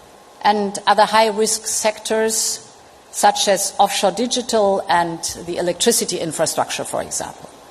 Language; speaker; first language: English; non-native, fluent; German